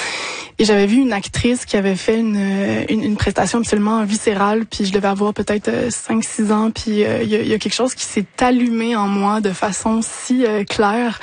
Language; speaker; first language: French; native; French